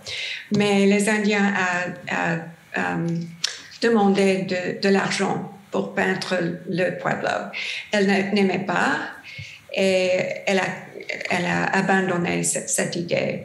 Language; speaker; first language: French; non-native, learner; English